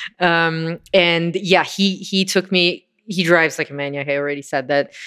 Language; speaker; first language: English; non-native, fluent; Italian